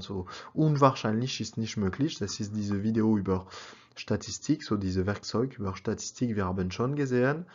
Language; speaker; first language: German; non-native, learner; French